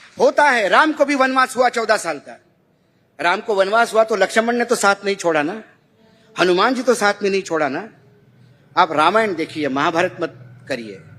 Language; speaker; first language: Hindi; non-native, local second language; Marathi